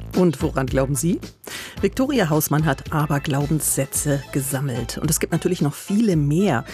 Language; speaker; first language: German; native; German